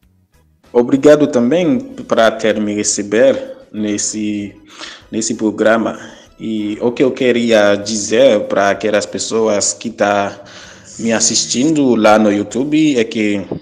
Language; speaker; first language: Portuguese; non-native, fluent; Haitian Creole